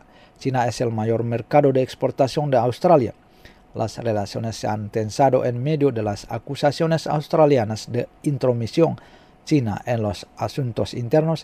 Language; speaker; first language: Spanish; non-native, fluent; Indonesian